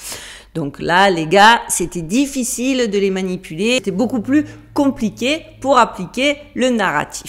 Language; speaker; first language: French; native; French